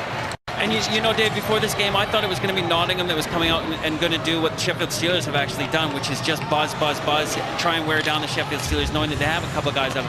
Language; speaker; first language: English; native; English